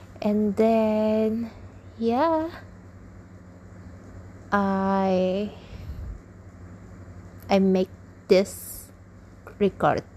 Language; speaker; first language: English; non-native, learner; Indonesian